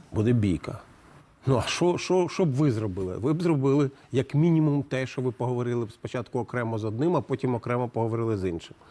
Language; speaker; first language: Ukrainian; native; Ukrainian